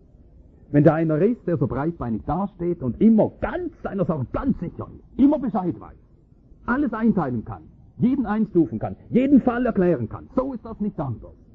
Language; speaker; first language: German; native; German